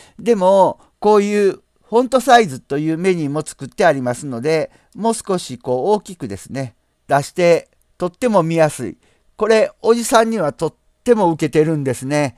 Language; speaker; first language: Japanese; native; Japanese